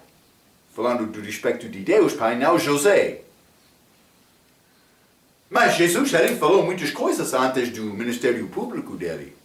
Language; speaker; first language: Portuguese; non-native, fluent; English